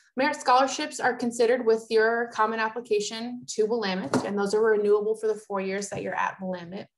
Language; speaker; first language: English; native; English